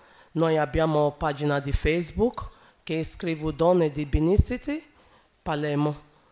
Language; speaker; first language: Italian; non-native, learner; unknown